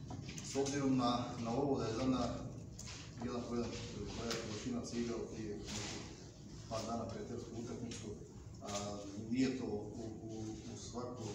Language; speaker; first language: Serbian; non-native, learner; Bulgarian